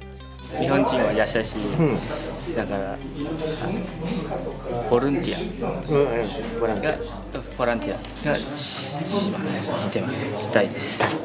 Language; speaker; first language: Japanese; non-native, learner; Indonesian